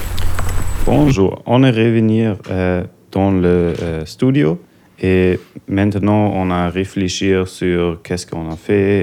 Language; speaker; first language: French; non-native, learner; German